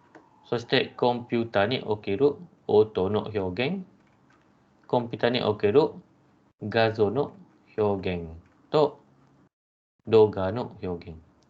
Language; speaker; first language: Japanese; non-native, fluent; Malay